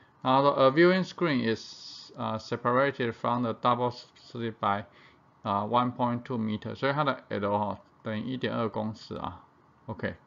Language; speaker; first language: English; non-native, fluent; Chinese